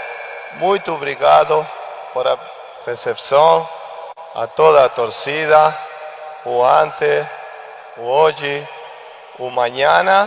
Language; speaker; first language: Portuguese; non-native, learner; Spanish